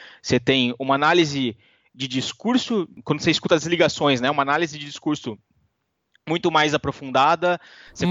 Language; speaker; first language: Portuguese; native; Portuguese